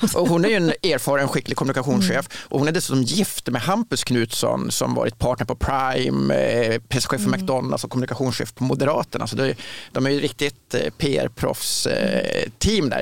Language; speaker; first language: Swedish; native; Swedish